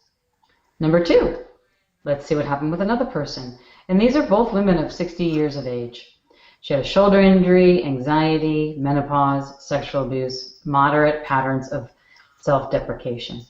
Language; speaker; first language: English; native; English